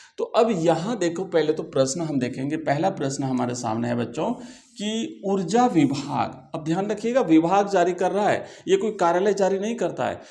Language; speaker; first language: Hindi; native; Hindi